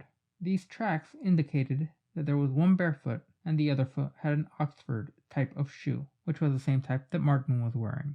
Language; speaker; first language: English; native; English